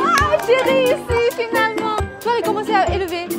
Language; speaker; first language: French; non-native, learner; Chinese